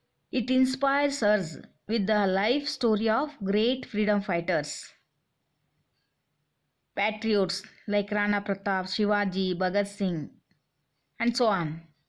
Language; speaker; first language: English; non-native, local second language; Kannada